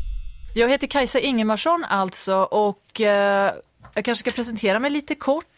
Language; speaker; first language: Swedish; native; Swedish